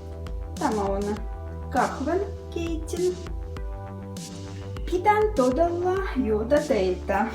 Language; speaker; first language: Finnish; non-native, learner; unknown